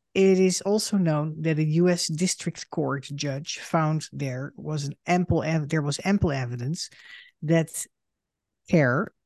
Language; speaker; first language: English; non-native, fluent; Dutch